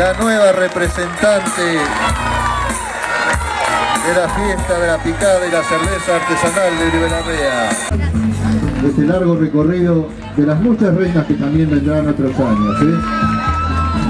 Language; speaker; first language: Spanish; native; Spanish